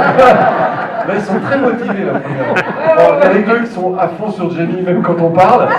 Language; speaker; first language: French; native; French